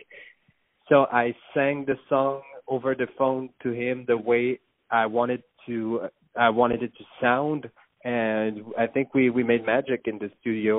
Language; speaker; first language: English; non-native, fluent; French